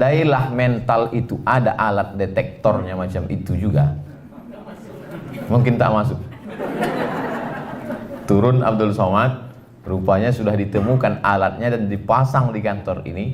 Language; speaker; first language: Indonesian; native; Indonesian